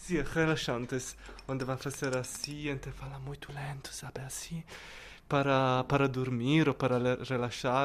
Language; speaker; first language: Portuguese; non-native, learner; Italian